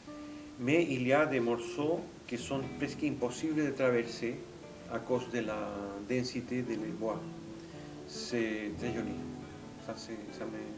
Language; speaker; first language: French; non-native, fluent; Spanish